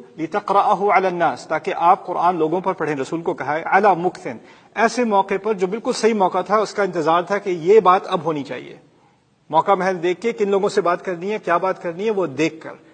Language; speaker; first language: Urdu; early bilingual, heritage; Urdu